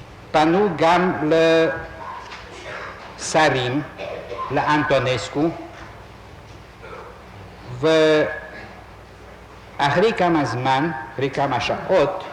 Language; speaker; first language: Hebrew; non-native, fluent; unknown